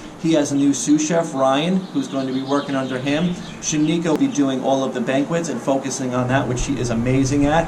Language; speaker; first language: English; native; English